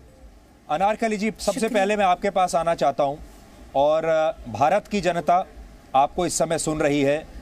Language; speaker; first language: Hindi; native; Hindi